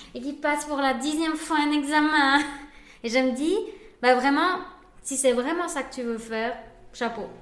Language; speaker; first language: French; early bilingual, other home language; Spanish